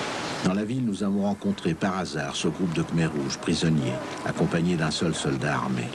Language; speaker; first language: French; native; French